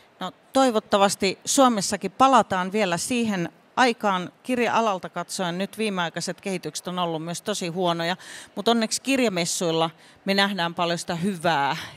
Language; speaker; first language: Finnish; native; Finnish